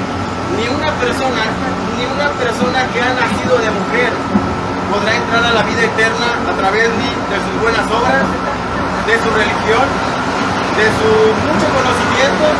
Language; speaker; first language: Spanish; native; Spanish